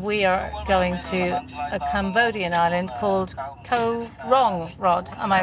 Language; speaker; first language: English; native; English